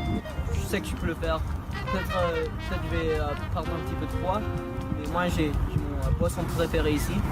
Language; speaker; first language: French; non-native, learner; English